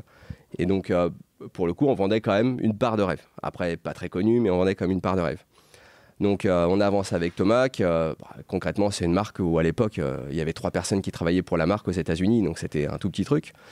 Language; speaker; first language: French; native; French